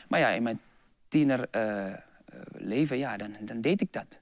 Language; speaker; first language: Dutch; non-native, fluent; Indonesian